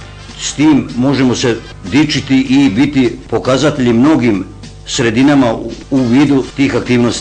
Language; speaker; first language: Croatian; native; Croatian